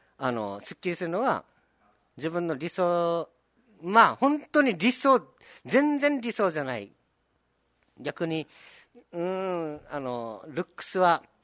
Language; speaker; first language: Japanese; native; Japanese